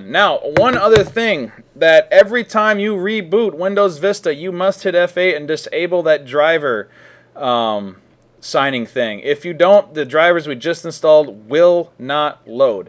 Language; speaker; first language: English; native; English